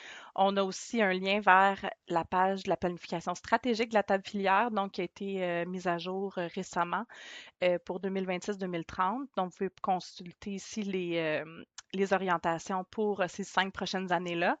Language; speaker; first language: French; native; French